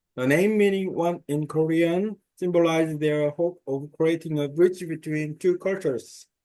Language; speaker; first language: English; non-native, learner; Korean